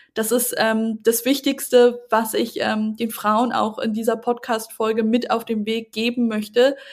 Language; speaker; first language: German; native; German